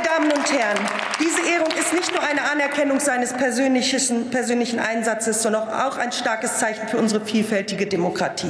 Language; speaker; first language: German; native; German